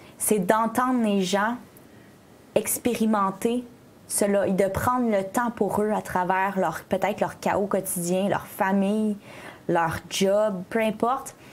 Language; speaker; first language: French; native; French